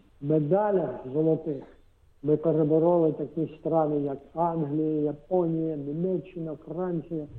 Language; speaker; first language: Ukrainian; non-native, local second language; Russian